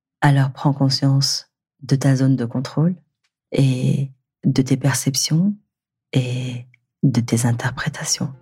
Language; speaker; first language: French; native; French